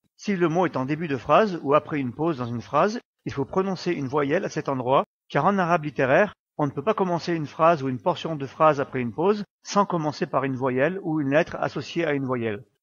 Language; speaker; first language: French; native; French